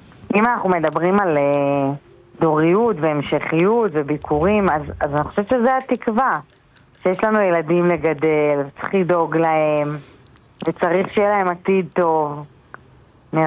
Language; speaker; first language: Hebrew; native; Hebrew